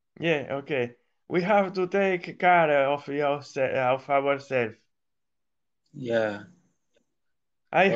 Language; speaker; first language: English; non-native, learner; Italian